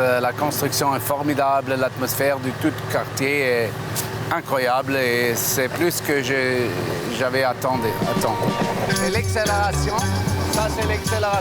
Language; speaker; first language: French; non-native, fluent; German